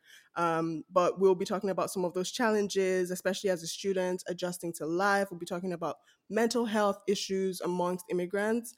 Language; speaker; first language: English; non-native, local second language; Yoruba